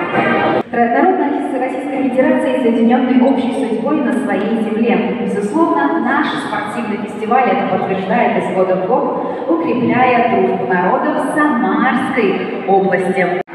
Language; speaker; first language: Russian; native; Russian